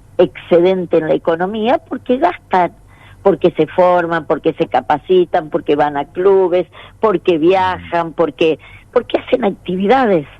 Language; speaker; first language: Spanish; native; Spanish